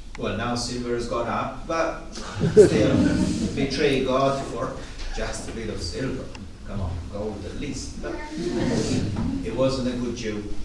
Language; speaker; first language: English; non-native, fluent; Italian